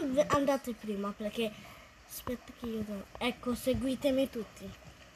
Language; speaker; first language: Italian; early bilingual, other home language; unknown